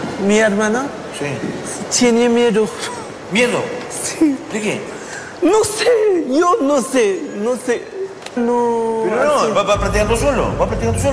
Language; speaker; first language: Spanish; non-native, learner; French